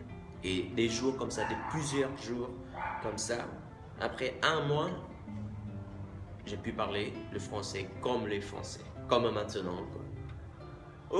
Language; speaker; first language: French; non-native, fluent; Vietnamese